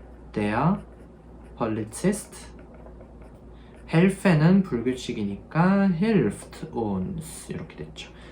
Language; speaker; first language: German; non-native, fluent; Korean